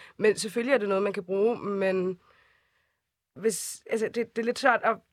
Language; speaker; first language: Danish; early bilingual, other home language; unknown